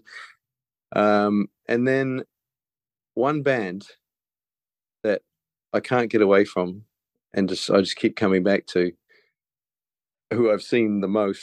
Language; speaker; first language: English; native; English